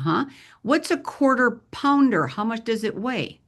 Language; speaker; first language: English; native; English